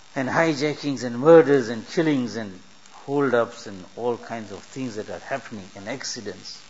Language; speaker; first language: English; native; English